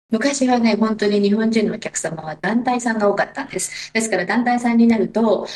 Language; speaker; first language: Japanese; native; Japanese